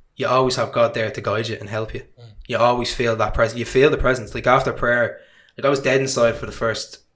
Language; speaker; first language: English; native; English